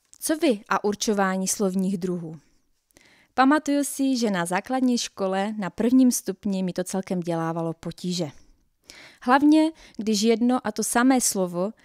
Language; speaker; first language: Czech; native; Czech